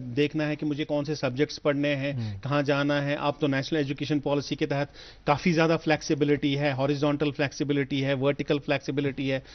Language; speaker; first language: Hindi; non-native, local second language; Kashmiri